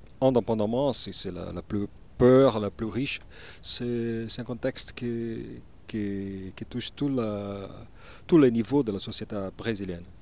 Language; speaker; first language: French; non-native, learner; Portuguese